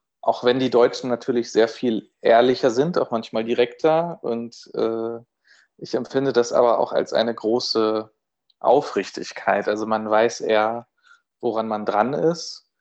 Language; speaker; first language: German; native; German